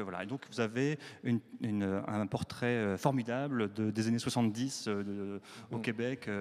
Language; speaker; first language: French; native; French